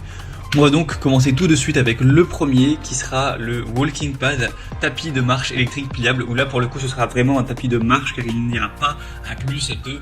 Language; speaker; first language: French; native; French